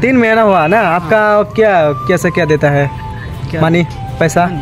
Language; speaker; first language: Hindi; non-native, local second language; Bangla